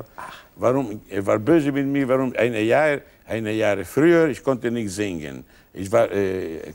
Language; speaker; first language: German; non-native, learner; Italian